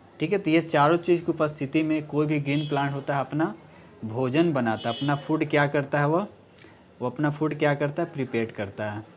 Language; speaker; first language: Hindi; native; Hindi